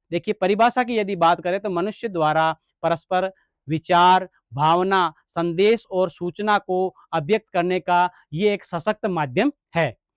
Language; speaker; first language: Hindi; native; Hindi